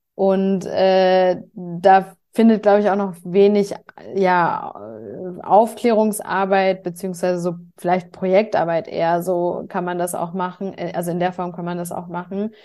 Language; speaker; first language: German; early bilingual, other home language; Turkish